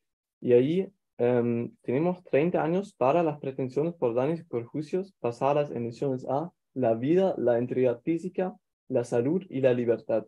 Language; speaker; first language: Spanish; non-native, fluent; German